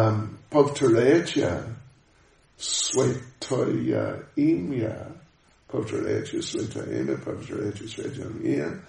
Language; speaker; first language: Russian; non-native, learner; English